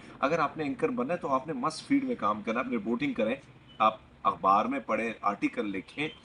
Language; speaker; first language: Urdu; non-native, local second language; Pashto